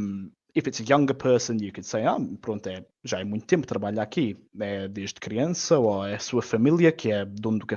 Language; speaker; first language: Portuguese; non-native, fluent; English